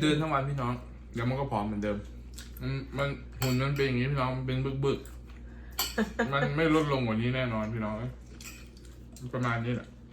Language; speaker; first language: Thai; early bilingual, other home language; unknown